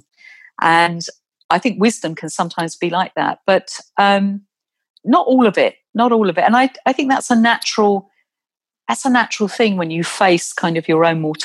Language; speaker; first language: English; native; English